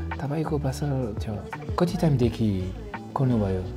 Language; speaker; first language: Nepali; non-native, fluent; French